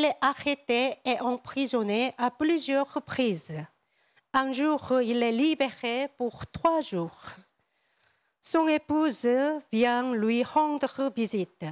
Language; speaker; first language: French; non-native, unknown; Korean